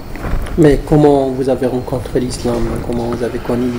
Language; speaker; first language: French; non-native, fluent; Arabic